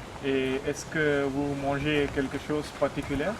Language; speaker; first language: French; non-native, learner; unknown